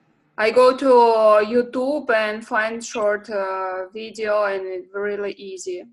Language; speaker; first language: English; non-native, learner; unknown